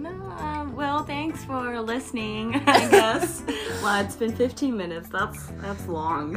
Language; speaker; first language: English; early bilingual, other home language; Japanese